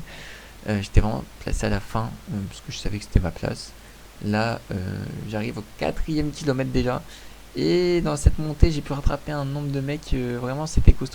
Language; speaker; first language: French; native; French